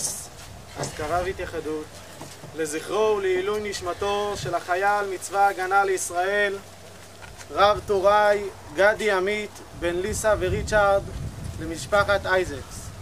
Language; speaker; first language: Hebrew; native; Hebrew